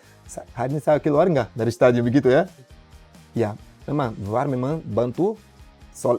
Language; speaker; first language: Indonesian; non-native, fluent; Portuguese